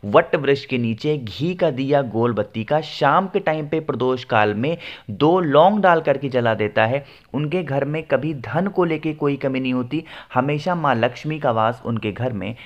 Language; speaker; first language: Hindi; native; Hindi